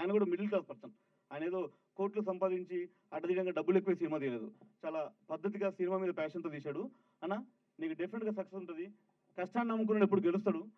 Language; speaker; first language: Telugu; native; Telugu